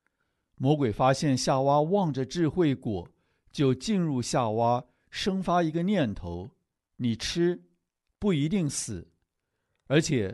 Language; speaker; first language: Chinese; native; Chinese